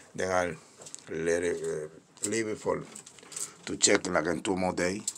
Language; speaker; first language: English; non-native, learner; Spanish